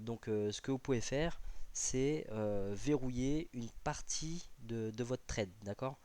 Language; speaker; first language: French; native; French